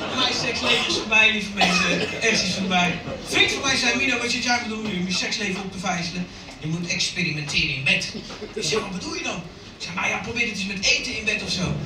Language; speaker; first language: Dutch; early bilingual, other home language; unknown